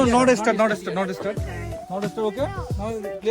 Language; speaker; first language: English; non-native, learner; Bangla